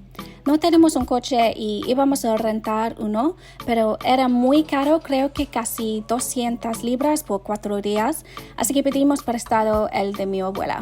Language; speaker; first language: Spanish; non-native, learner; English